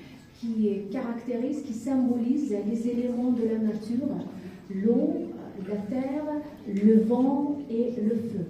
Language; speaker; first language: French; non-native, fluent; Azerbaijani